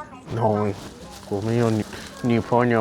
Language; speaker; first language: Chinese; non-native, learner; English